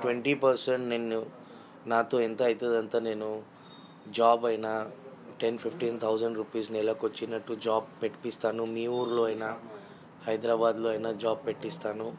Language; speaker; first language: Telugu; non-native, local second language; Urdu